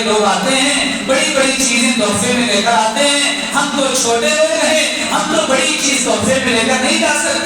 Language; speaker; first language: Urdu; native; Urdu